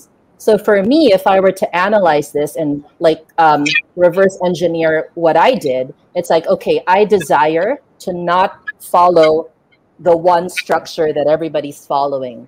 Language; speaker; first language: English; non-native, local second language; Filipino